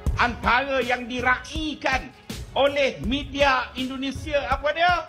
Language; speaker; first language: Malay; native; Malay